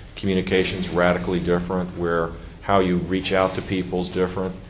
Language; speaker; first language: English; native; English